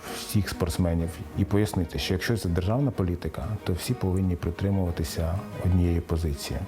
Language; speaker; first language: Ukrainian; native; Ukrainian